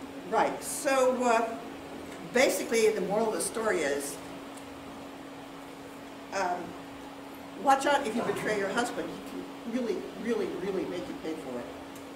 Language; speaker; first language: English; native; English